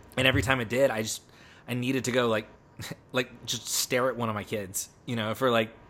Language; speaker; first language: English; native; English